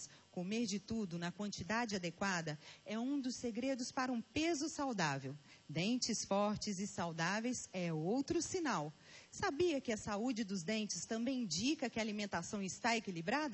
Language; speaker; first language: Portuguese; native; Portuguese